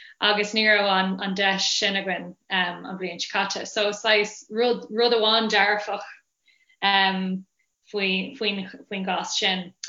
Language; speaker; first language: Irish; non-native, local second language; English